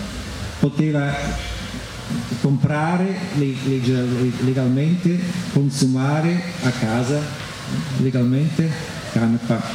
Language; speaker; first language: Italian; non-native, fluent; German